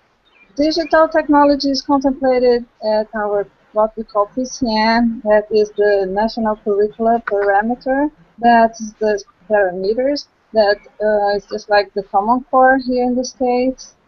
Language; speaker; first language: English; non-native, local second language; Portuguese